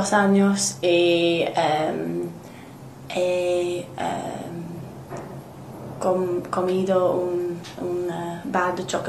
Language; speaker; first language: Spanish; non-native, learner; English